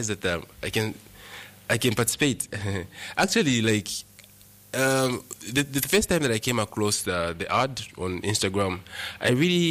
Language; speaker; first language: English; non-native, local second language; Nyanja